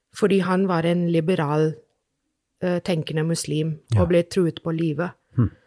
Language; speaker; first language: Norwegian; non-native, fluent; English